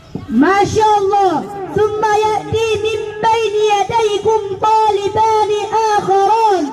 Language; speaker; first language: Arabic; non-native, learner; Urdu